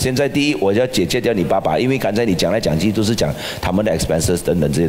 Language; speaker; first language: Chinese; native; Chinese